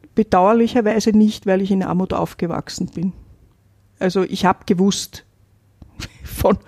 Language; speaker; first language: German; native; German